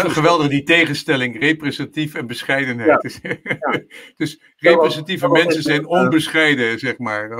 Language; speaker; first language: Dutch; native; Dutch